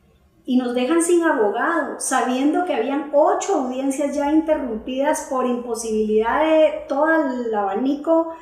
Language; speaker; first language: Spanish; native; Spanish